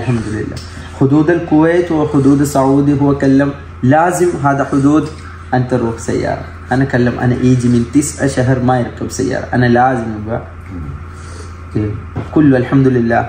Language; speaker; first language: Arabic; non-native, learner; Malayalam